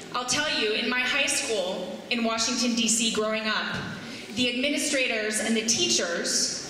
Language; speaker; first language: English; native; English